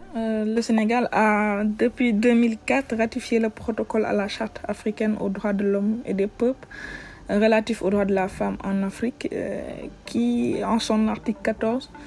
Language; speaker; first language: French; non-native, local second language; Wolof